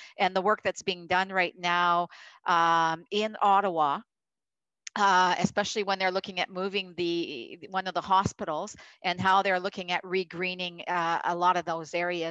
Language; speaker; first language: English; native; English